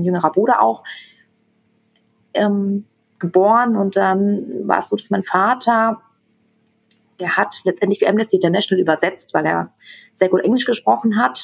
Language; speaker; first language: German; early bilingual, other home language; Tamil